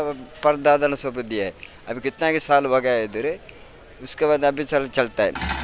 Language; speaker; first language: Hindi; non-native, local second language; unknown